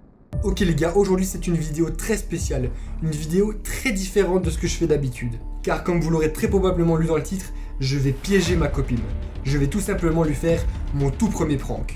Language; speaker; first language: French; native; French